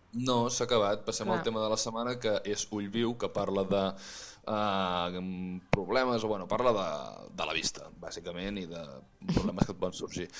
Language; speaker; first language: Catalan; native; Catalan